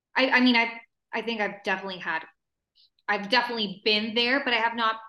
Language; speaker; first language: English; early bilingual, other home language; Spanish